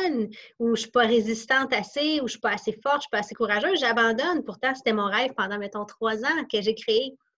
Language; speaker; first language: French; native; French